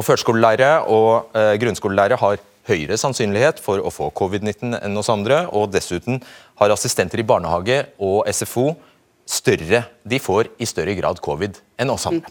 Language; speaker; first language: Norwegian; native; Norwegian